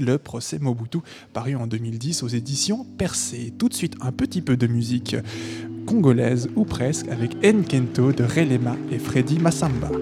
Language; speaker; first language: French; native; French